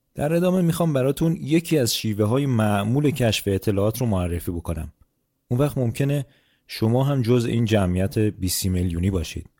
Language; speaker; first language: Persian; native; Persian